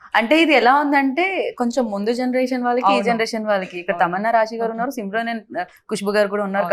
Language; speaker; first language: Telugu; native; Telugu